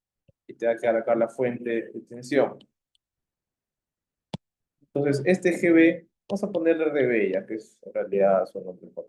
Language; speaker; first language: Spanish; native; Spanish